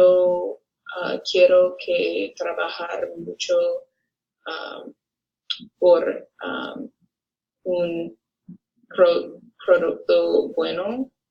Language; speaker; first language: Spanish; non-native, learner; English